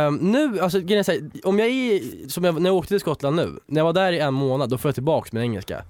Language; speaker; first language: Swedish; early bilingual, other home language; English